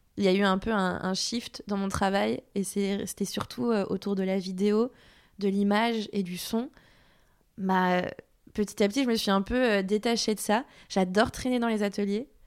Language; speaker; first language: French; native; French